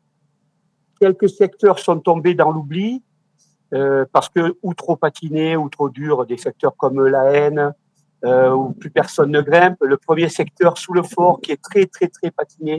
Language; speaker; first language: French; native; French